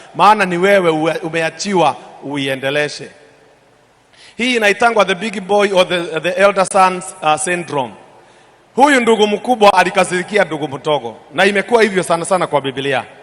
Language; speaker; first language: Swahili; non-native, local second language; Kikuyu